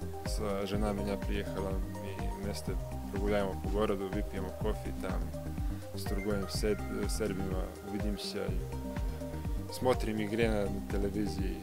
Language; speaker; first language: Russian; non-native, learner; Serbian